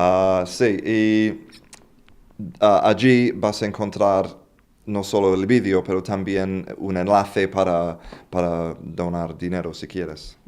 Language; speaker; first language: Spanish; non-native, fluent; English